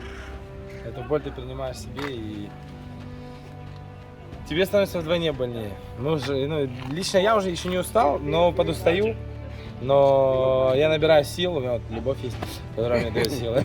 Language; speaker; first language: Russian; native; Russian